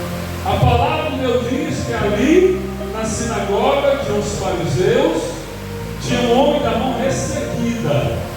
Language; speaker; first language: Portuguese; native; Portuguese